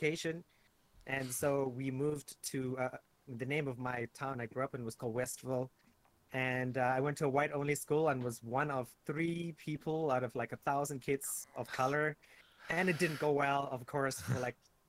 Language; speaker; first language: English; native; English